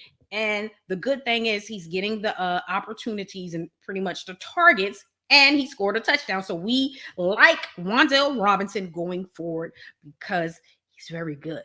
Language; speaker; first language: English; native; English